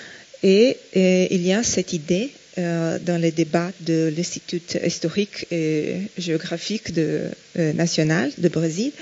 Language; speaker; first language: French; non-native, fluent; Portuguese